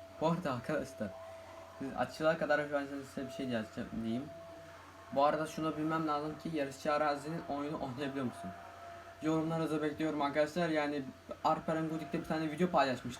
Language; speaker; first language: Turkish; native; Turkish